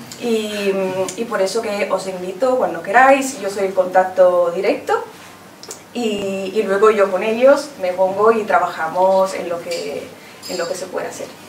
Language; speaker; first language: Spanish; non-native, fluent; Italian